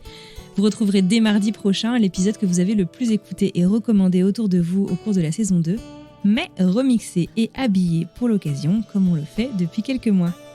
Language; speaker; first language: French; native; French